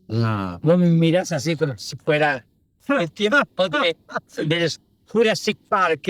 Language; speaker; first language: Spanish; early bilingual, other home language; Italian